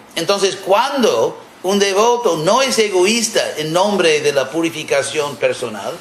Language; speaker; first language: Spanish; non-native, fluent; English